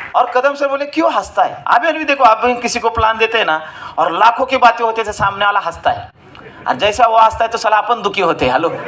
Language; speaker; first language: Hindi; non-native, local second language; Marathi